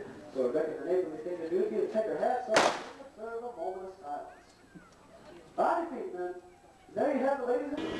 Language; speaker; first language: English; native; English